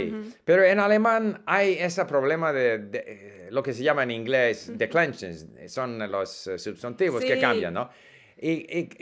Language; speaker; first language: Spanish; non-native, fluent; English